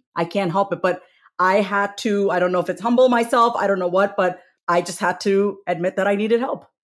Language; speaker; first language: English; native; English